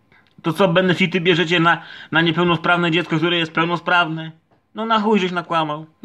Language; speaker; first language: Polish; native; Polish